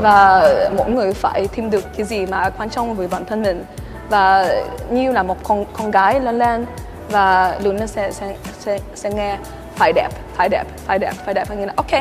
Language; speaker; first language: Vietnamese; early bilingual, heritage; Swedish